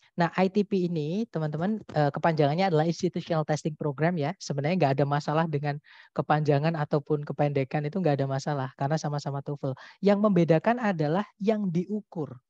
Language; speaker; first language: Indonesian; non-native, local second language; Javanese